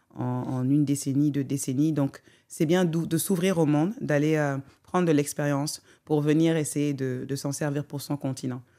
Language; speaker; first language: French; non-native, local second language; Wolof